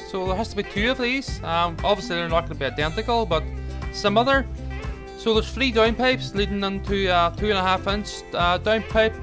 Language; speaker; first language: English; native; English